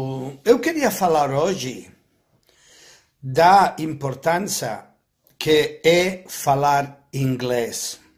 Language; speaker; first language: Portuguese; non-native, fluent; Spanish